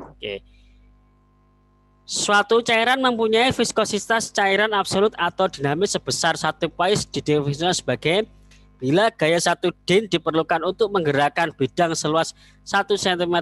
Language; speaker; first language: Indonesian; native; Indonesian